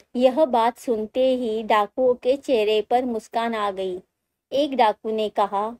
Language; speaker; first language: Hindi; native; Hindi